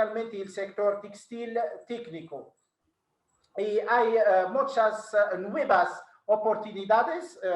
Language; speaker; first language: Spanish; non-native, fluent; Arabic